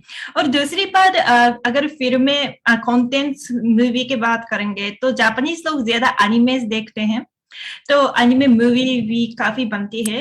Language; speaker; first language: Hindi; non-native, fluent; Japanese